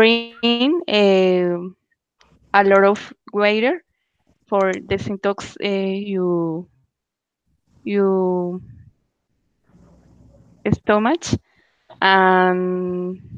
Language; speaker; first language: English; non-native, learner; Spanish